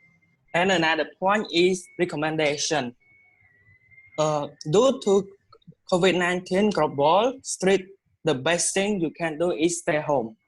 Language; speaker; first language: English; non-native, learner; Khmer